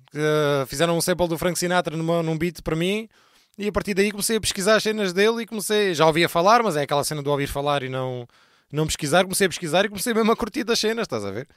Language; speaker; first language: Portuguese; early bilingual, heritage; Portuguese